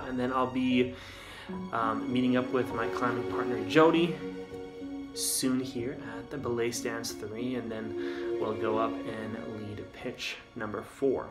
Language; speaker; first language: English; native; English